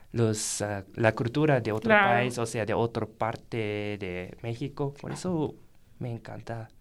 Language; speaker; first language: Spanish; non-native, fluent; Japanese